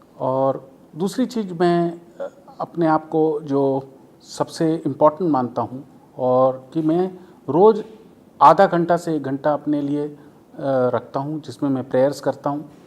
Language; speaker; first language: Hindi; non-native, local second language; Tamil